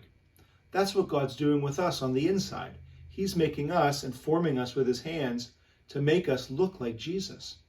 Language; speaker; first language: English; native; English